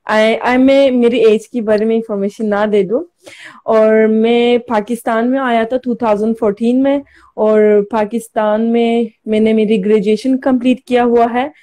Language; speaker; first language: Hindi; non-native, learner; Turkish